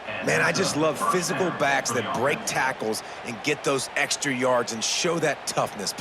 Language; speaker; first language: English; native; English